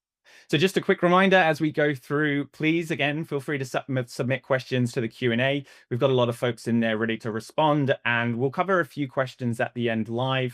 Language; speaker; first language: English; native; English